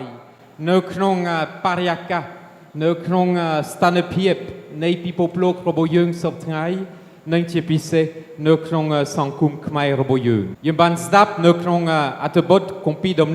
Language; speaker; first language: Khmer; non-native, fluent; French